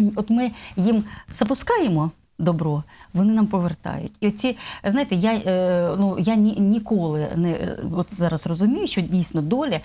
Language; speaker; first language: Ukrainian; native; Ukrainian